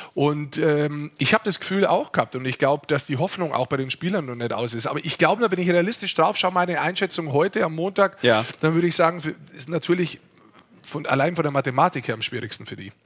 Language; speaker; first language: German; native; German